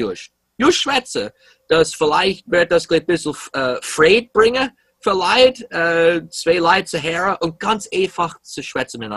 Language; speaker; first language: German; early bilingual, heritage; English